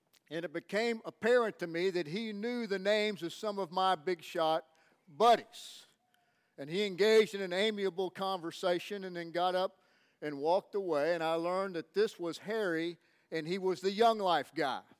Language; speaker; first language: English; native; English